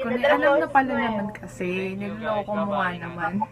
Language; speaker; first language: Filipino; native; Filipino